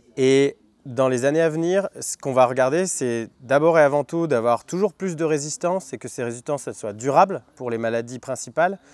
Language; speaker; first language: French; native; French